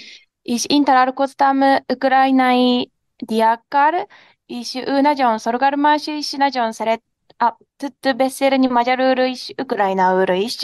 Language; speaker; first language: Hungarian; non-native, learner; Japanese